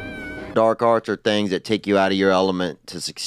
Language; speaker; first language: English; native; English